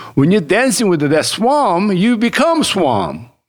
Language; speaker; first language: English; non-native, fluent; Korean